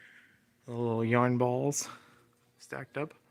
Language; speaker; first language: English; native; English